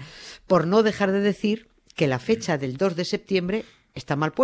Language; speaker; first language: Spanish; native; Spanish